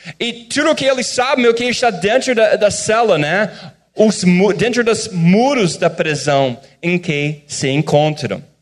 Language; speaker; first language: Portuguese; non-native, fluent; English